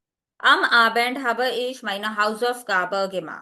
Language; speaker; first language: German; non-native, fluent; Hindi